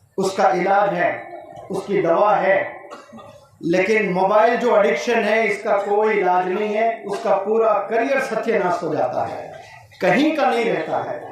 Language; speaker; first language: Urdu; native; Urdu